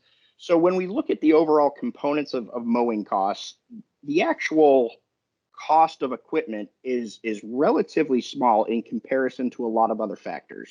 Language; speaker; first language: English; native; English